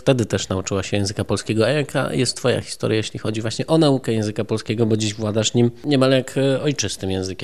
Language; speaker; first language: Polish; native; Polish